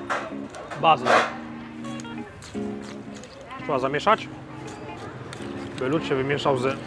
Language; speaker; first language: Polish; native; Polish